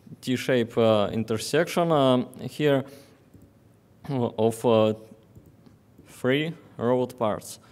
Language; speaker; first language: English; non-native, fluent; Russian